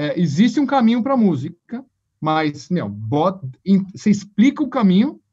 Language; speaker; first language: Portuguese; native; Portuguese